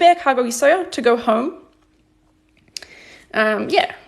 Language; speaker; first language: Korean; non-native, fluent; English